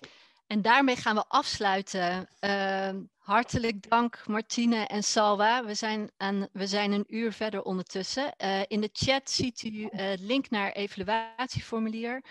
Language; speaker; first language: Dutch; native; Dutch